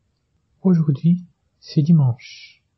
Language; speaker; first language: French; non-native, fluent; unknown